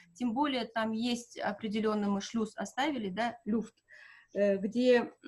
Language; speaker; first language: Russian; non-native, local second language; Kazakh